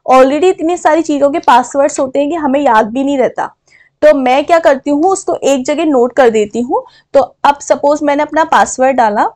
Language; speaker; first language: Hindi; native; Hindi